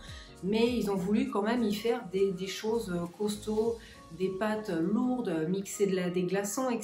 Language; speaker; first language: French; native; French